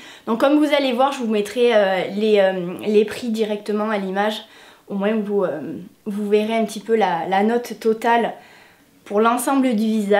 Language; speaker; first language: French; native; French